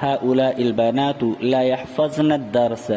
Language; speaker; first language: Arabic; non-native, fluent; Urdu